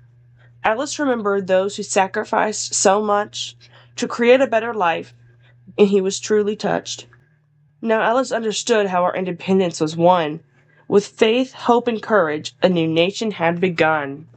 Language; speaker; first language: English; native; English